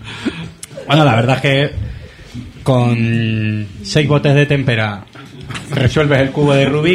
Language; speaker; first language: Spanish; native; Spanish